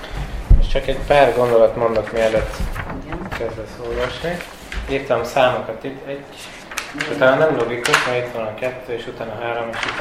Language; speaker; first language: Hungarian; early bilingual, heritage; Hungarian